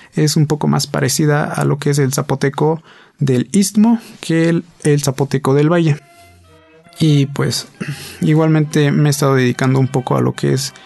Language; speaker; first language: Spanish; native; Spanish